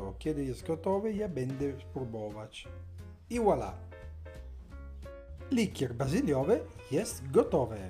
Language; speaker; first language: Polish; non-native, learner; Italian